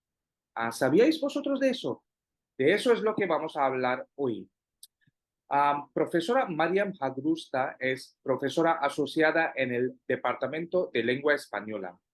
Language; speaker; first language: Spanish; non-native, fluent; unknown